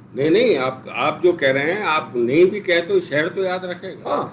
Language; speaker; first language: Hindi; native; Hindi